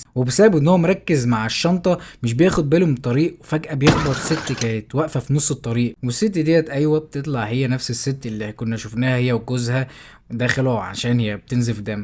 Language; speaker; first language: Arabic; native; Arabic